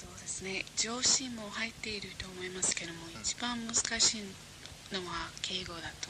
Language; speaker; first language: Japanese; non-native, learner; English